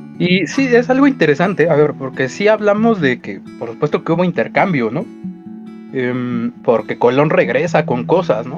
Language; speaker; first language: Spanish; native; Spanish